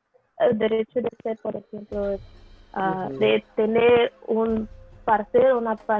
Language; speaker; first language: Spanish; non-native, learner; Portuguese